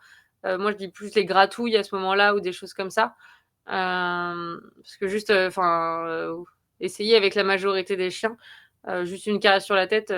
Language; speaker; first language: French; native; French